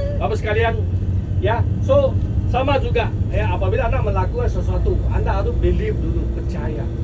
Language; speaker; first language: Malay; non-native, local second language; Chinese